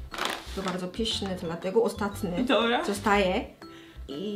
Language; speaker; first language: Polish; non-native, learner; Korean